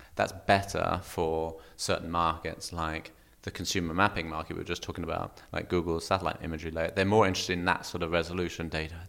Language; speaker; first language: English; native; English